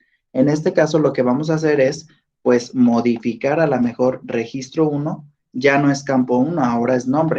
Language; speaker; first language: Spanish; native; Spanish